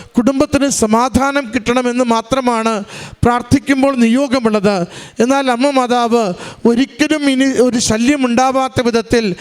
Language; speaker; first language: Malayalam; native; Malayalam